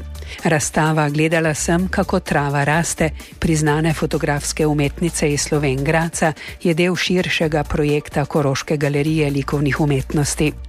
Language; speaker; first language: Slovenian; native; Slovenian